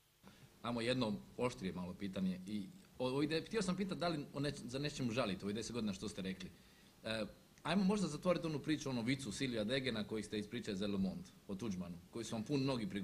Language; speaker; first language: Croatian; native; Croatian